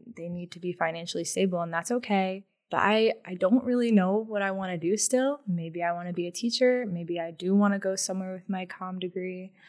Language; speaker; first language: English; native; English